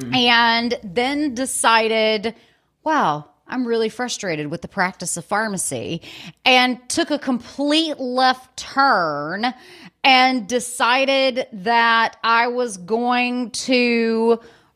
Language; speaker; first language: English; native; English